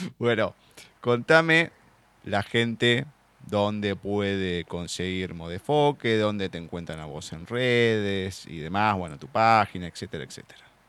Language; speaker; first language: Spanish; native; Spanish